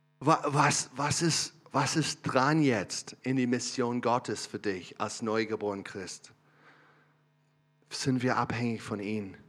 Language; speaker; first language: German; non-native, learner; English